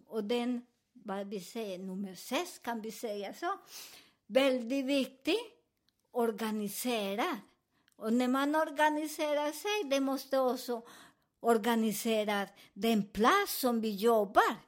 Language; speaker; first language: Swedish; non-native, fluent; Spanish